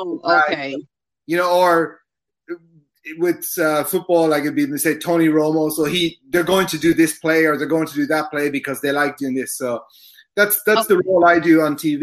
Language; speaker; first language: English; native; English